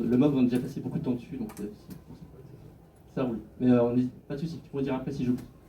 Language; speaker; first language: French; native; French